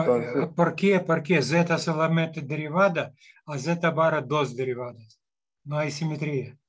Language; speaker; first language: Spanish; non-native, fluent; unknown